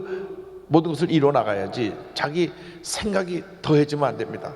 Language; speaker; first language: Korean; native; Korean